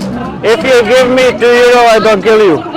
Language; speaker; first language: English; non-native, learner; Lithuanian